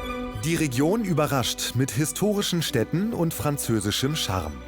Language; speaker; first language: German; native; German